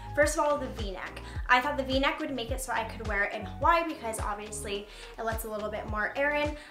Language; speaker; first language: English; native; English